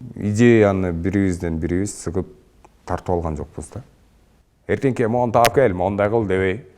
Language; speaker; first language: Kyrgyz; native; Kyrgyz